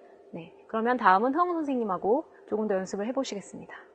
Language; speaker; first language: Korean; native; Korean